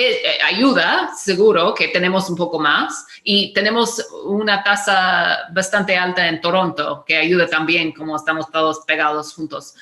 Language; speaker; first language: Spanish; non-native, fluent; English